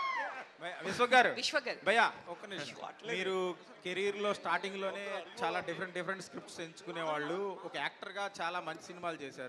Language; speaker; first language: Telugu; native; Telugu